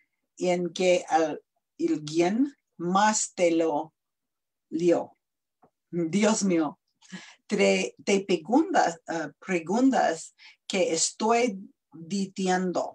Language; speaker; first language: Spanish; non-native, learner; English